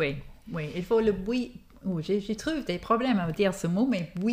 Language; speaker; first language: French; non-native, fluent; English